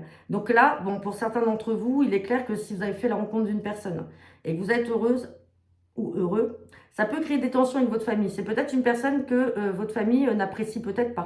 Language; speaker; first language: French; native; French